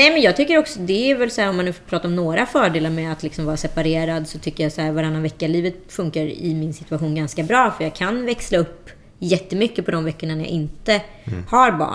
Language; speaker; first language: Swedish; native; Swedish